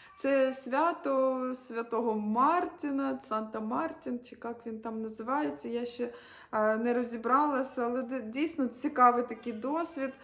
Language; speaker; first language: Ukrainian; native; Ukrainian